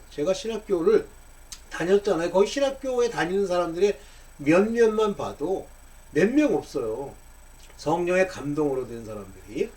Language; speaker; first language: Korean; native; Korean